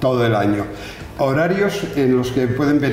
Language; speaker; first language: Spanish; native; Spanish